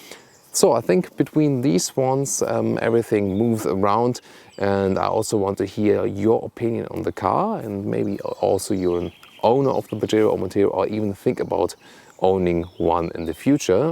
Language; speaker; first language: English; non-native, fluent; German